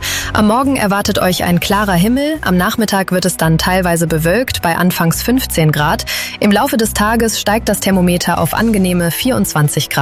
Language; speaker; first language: German; native; German